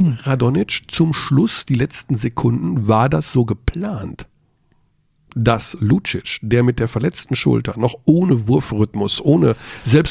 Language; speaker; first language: German; native; German